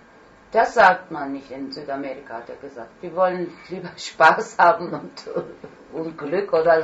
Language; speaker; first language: German; non-native, fluent; Turkish